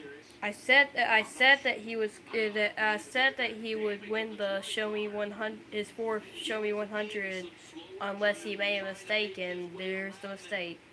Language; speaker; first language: English; native; English